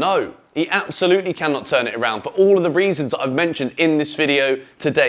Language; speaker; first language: English; native; English